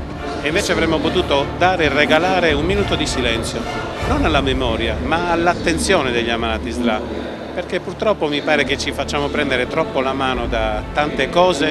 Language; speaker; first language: Italian; native; Italian